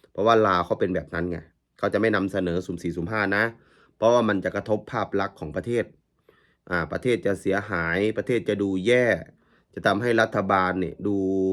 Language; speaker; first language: Thai; native; Thai